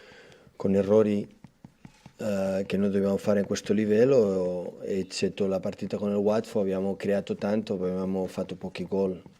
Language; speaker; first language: Italian; non-native, fluent; Catalan